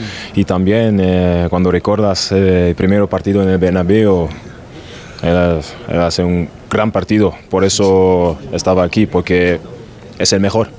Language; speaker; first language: Spanish; non-native, learner; German